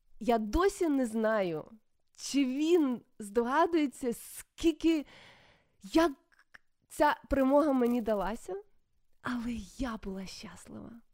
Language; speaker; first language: Ukrainian; native; Ukrainian